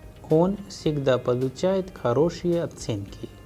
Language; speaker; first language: Russian; non-native, fluent; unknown